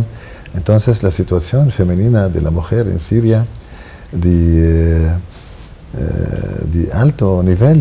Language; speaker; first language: Spanish; non-native, fluent; Arabic